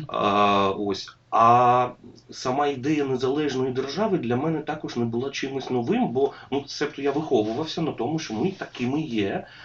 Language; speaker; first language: Ukrainian; non-native, local second language; Russian